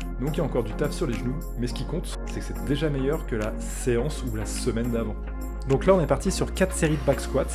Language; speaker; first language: French; native; French